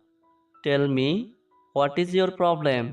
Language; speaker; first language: English; non-native, fluent; Bangla